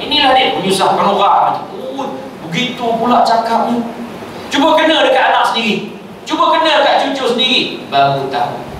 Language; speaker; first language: Malay; native; Malay